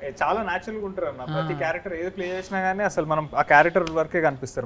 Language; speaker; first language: Telugu; native; Telugu